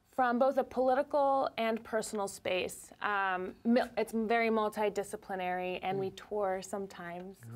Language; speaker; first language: English; native; English